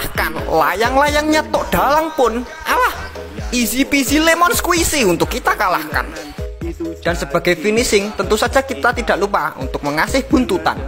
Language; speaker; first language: Indonesian; native; Indonesian